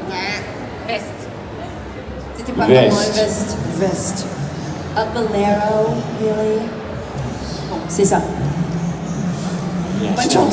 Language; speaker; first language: French; non-native, learner; English